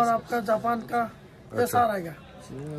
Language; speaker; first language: Hindi; non-native, learner; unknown